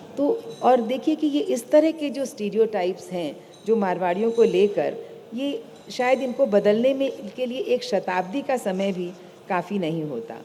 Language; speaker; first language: Hindi; native; Hindi